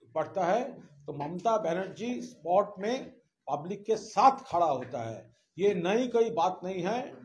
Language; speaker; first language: Hindi; non-native, local second language; Bangla